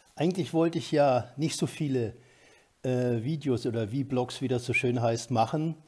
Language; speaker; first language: German; native; German